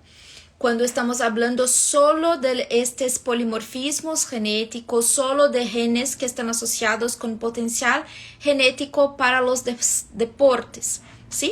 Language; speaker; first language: Spanish; non-native, fluent; Portuguese